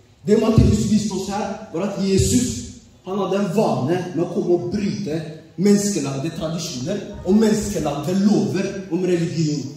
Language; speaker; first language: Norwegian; early bilingual, other home language; Oromo